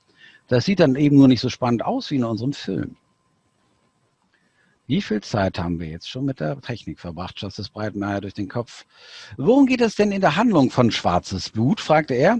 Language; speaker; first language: German; native; German